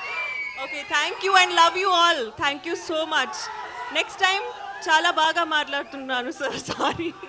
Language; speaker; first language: Telugu; non-native, learner; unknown